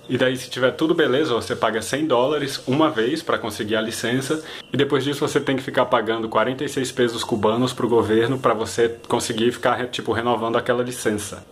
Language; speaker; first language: Portuguese; native; Portuguese